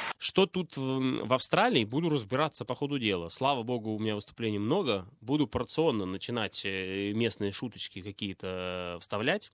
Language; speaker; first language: Russian; native; Russian